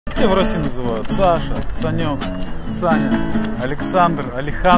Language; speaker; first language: Russian; native; Russian